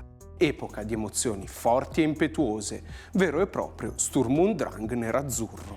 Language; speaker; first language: Italian; native; Italian